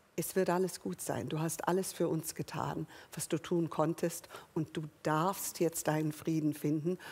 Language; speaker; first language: German; early bilingual, other home language; English